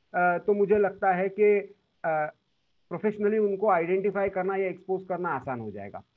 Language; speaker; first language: Hindi; non-native, local second language; Marathi